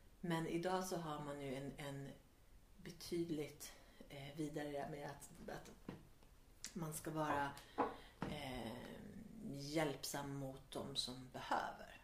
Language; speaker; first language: Swedish; native; Swedish